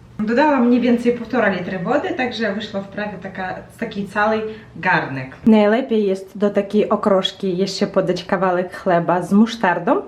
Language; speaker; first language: Polish; non-native, fluent; Ukrainian